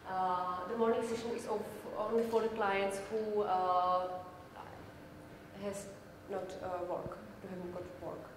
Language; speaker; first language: English; non-native, learner; Czech